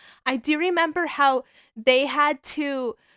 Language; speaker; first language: English; native; English